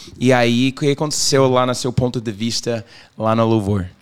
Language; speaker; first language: Portuguese; non-native, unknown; English